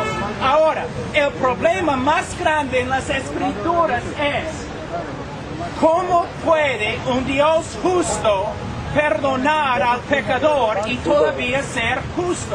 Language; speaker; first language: Spanish; non-native, fluent; English